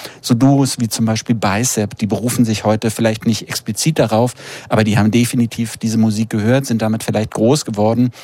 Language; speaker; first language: German; native; German